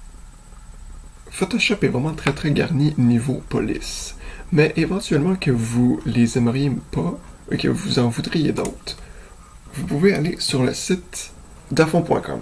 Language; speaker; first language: French; native; French